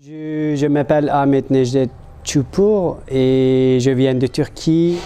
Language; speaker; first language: French; non-native, fluent; Turkish